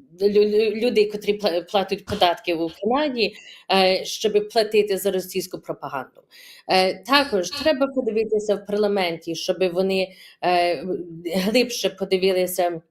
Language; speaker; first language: Ukrainian; early bilingual, heritage; Ukrainian